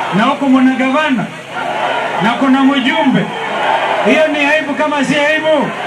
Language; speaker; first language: Swahili; non-native, local second language; Kamba